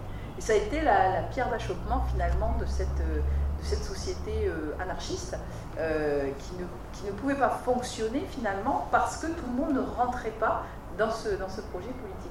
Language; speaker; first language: French; native; French